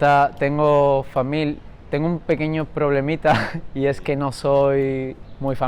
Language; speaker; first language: Spanish; early bilingual, other home language; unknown